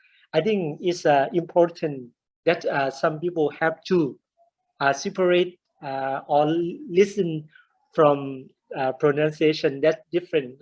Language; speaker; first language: English; non-native, learner; Thai